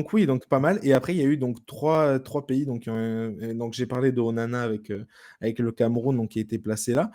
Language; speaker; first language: French; native; French